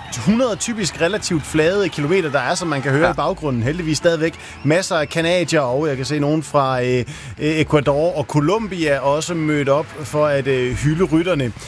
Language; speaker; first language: Danish; native; Danish